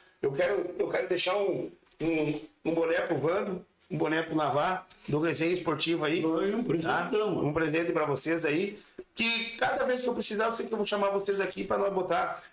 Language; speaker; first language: Portuguese; native; Portuguese